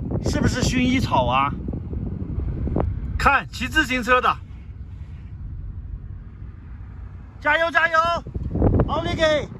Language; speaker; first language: Chinese; native; Chinese